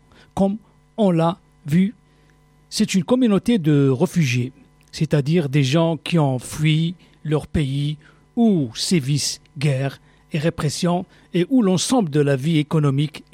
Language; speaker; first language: French; non-native, local second language; Arabic